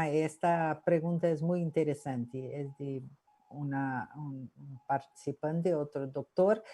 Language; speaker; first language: Spanish; non-native, fluent; Portuguese